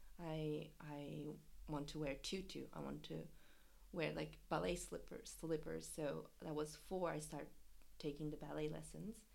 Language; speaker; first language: English; non-native, fluent; Japanese